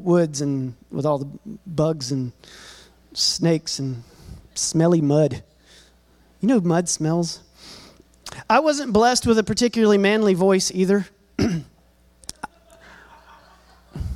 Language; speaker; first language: English; native; English